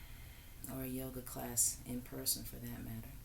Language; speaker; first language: English; native; English